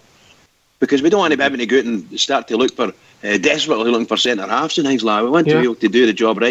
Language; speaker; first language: English; native; English